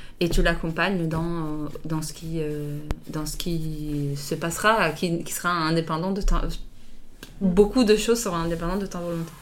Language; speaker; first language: French; non-native, fluent; Italian